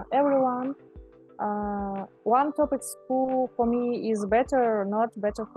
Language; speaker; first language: English; non-native, learner; Russian